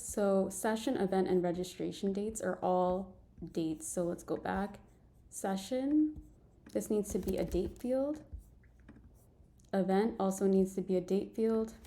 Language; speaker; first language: English; native; English